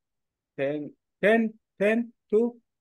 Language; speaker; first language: English; non-native, learner; Korean